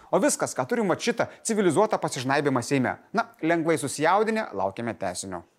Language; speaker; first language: Lithuanian; native; Lithuanian